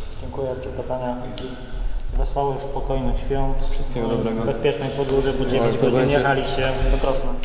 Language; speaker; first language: Polish; native; Polish